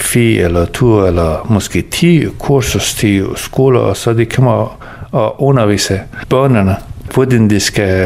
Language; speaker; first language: Danish; early bilingual, other home language; Persian